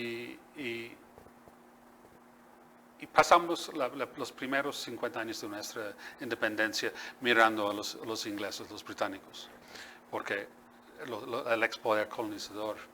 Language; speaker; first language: Spanish; non-native, fluent; English